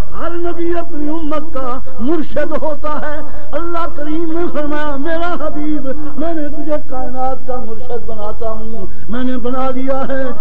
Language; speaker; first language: Urdu; non-native, local second language; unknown